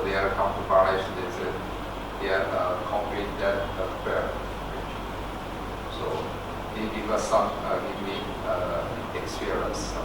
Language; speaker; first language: English; non-native, learner; Chinese